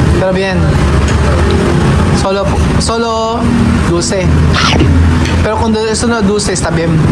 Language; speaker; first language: Spanish; non-native, learner; Filipino